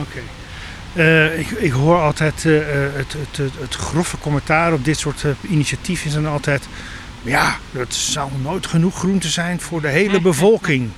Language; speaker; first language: Dutch; native; Dutch